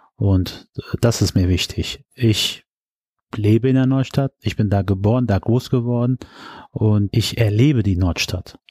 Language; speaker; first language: German; early bilingual, other home language; Turkish